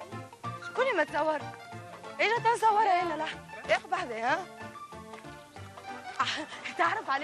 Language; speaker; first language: Arabic; native; Arabic